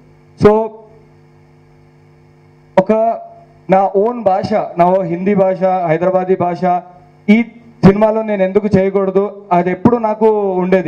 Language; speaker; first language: Telugu; non-native, local second language; Hindi